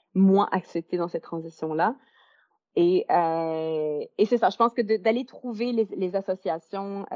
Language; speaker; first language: French; native; French